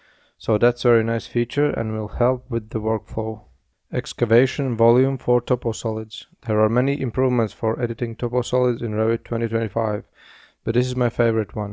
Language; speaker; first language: English; non-native, fluent; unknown